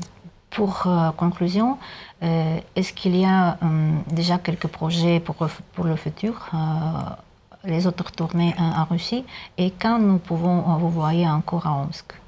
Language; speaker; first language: French; non-native, learner; Russian